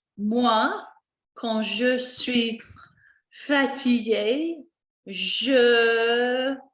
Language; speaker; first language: French; non-native, fluent; English